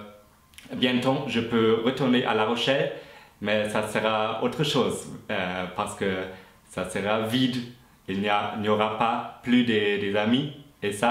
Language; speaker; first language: French; non-native, fluent; German